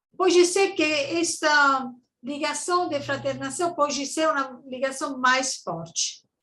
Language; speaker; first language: Portuguese; non-native, learner; Italian